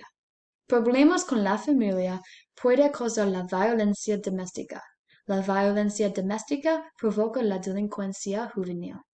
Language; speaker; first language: Spanish; non-native, learner; English